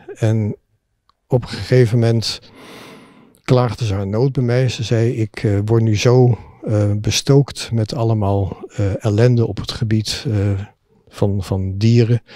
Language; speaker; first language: Dutch; native; Dutch